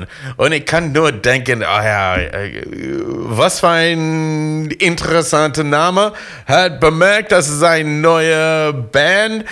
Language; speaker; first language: German; non-native, learner; English